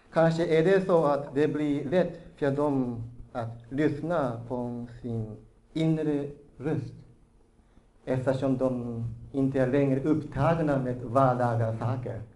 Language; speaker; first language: Swedish; non-native, fluent; Japanese